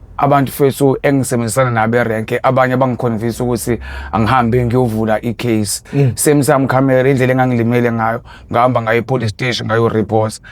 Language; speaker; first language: Zulu; native; Zulu